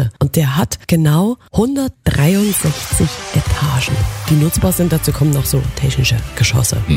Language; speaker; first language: German; native; German